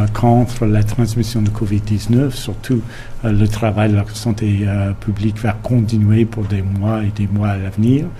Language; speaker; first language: French; non-native, fluent; English